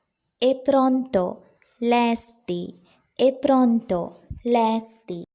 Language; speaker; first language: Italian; non-native, fluent; Sinhala